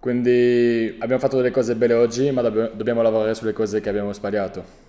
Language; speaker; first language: Italian; non-native, fluent; French